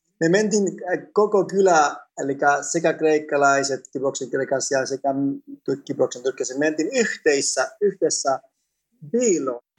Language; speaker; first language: Finnish; non-native, fluent; Greek